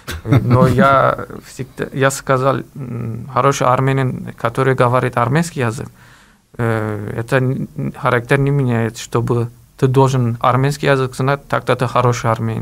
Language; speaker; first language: Russian; non-native, learner; Turkish